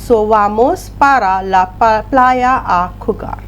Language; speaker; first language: Spanish; non-native, fluent; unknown